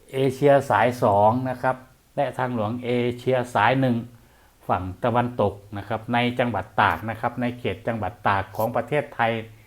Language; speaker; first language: Thai; non-native, local second language; Northeastern Thai